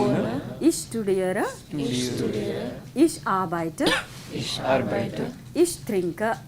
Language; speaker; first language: German; non-native, fluent; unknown